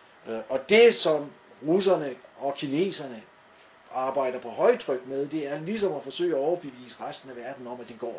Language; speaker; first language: Danish; native; Danish